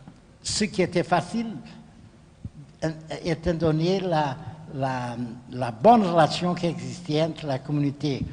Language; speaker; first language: French; non-native, fluent; Portuguese